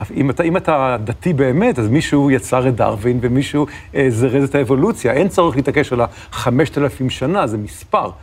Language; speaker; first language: Hebrew; native; Hebrew